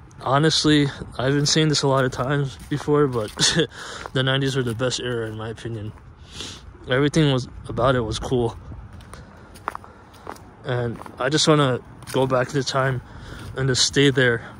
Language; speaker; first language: English; native; English